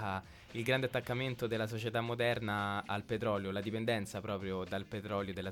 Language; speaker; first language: Italian; native; Italian